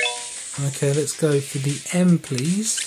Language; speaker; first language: English; native; English